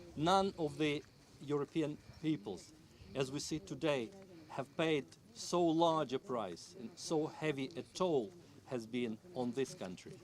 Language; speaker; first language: English; non-native, fluent; Ukrainian